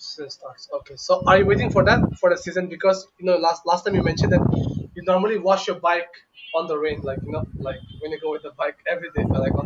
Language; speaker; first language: English; non-native, local second language; Bangla